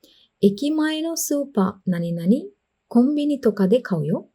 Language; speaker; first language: Japanese; non-native, fluent; Sinhala